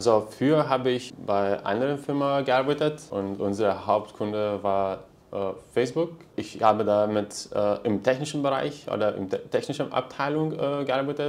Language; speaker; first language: German; non-native, fluent; Lithuanian